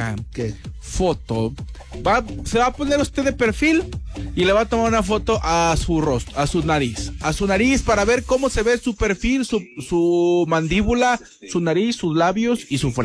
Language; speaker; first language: Spanish; native; Spanish